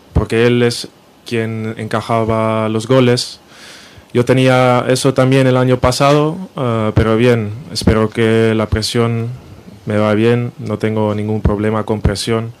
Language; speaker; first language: Spanish; non-native, fluent; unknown